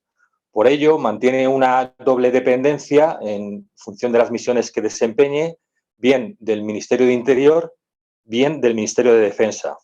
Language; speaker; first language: Spanish; native; Spanish